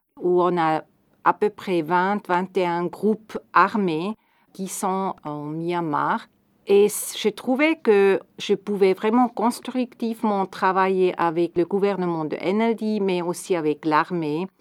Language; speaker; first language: French; non-native, fluent; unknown